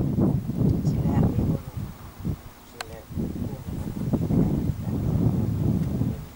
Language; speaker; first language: Finnish; native; Finnish